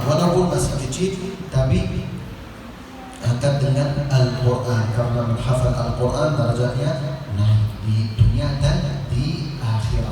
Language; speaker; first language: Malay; non-native, learner; Arabic